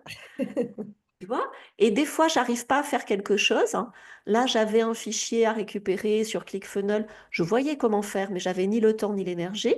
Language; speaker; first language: French; native; French